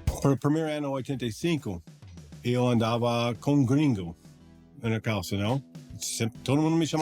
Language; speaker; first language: Portuguese; non-native, learner; English